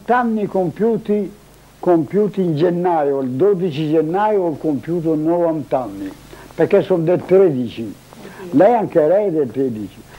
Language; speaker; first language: Italian; native; Italian